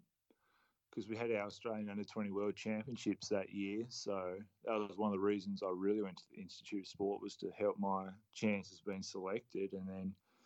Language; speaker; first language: English; native; English